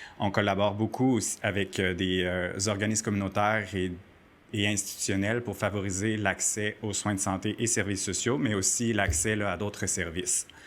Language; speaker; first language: French; native; French